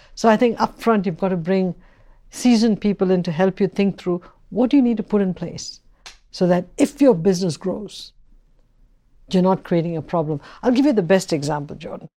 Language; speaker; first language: English; non-native, local second language; Tamil